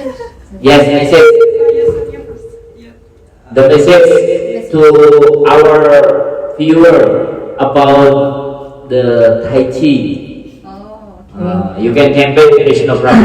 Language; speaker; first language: English; non-native, learner; Indonesian